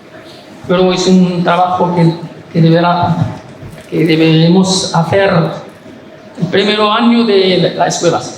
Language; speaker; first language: Spanish; non-native, learner; Arabic